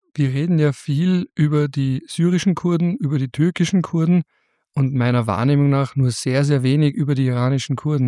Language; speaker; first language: German; native; German